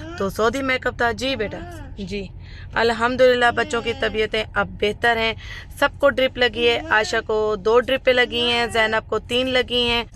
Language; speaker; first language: Urdu; native; Urdu